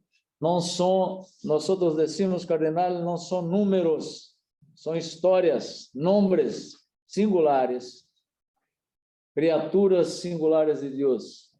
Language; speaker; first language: Spanish; non-native, learner; Portuguese